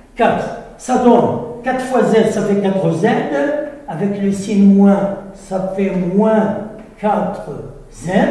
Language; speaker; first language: French; non-native, local second language; Arabic